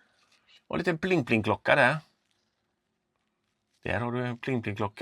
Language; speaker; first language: Swedish; native; Swedish